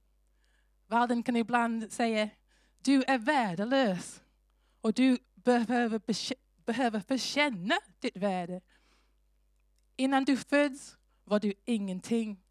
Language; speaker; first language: Swedish; non-native, fluent; English